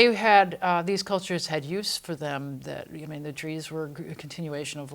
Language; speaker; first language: English; native; English